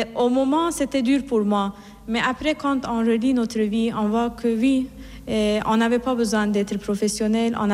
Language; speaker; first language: French; non-native, fluent; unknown